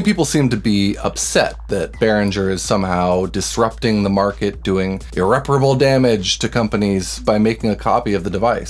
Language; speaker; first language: English; native; English